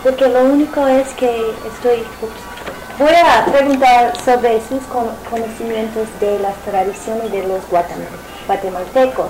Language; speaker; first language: Spanish; non-native, fluent; English